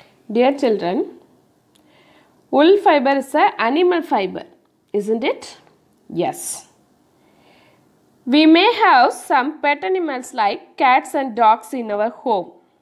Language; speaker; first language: English; non-native, local second language; Tamil